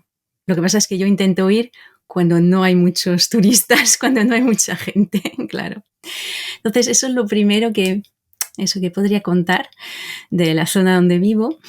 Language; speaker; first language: Spanish; non-native, fluent; French